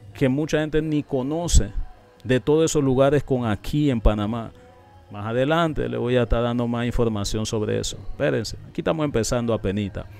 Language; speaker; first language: Spanish; non-native, local second language; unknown